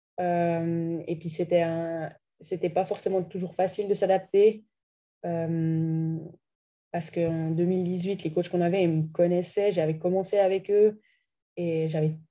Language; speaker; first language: French; native; French